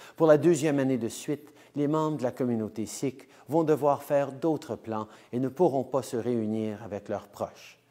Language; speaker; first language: French; early bilingual, heritage; French